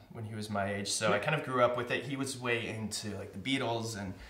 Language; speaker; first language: English; native; English